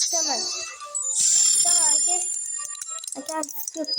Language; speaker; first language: Turkish; non-native, learner; Uzbek